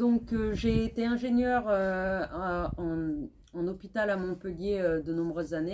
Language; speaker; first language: French; native; French